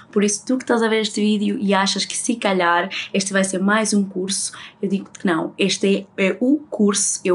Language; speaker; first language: Portuguese; non-native, fluent; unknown